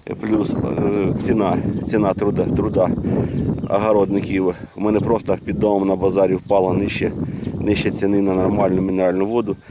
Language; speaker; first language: Ukrainian; native; Ukrainian